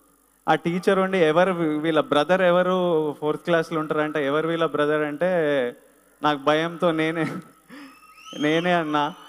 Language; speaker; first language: Telugu; native; Telugu